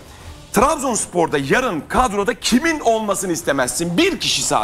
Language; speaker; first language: Turkish; native; Turkish